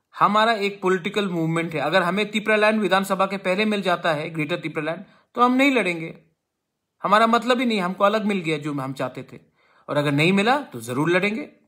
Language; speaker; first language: Hindi; non-native, local second language; Kok Borok